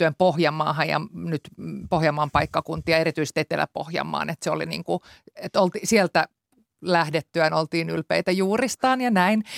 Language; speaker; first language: Finnish; native; Finnish